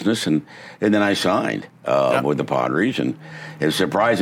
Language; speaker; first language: English; native; English